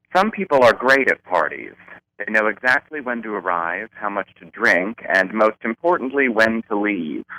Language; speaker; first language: English; native; English